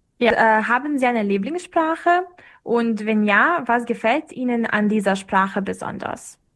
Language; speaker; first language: German; non-native, fluent; Serbian